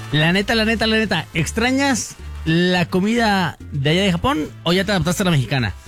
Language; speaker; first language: Spanish; native; Spanish